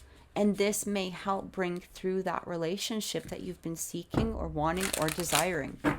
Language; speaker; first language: English; native; English